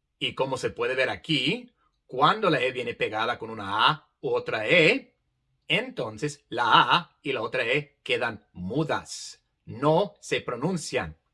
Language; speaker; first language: Spanish; non-native, fluent; English